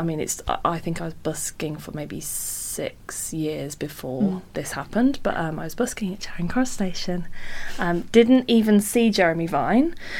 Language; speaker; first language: English; native; English